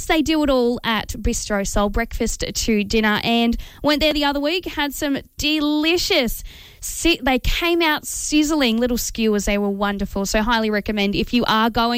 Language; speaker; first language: English; native; English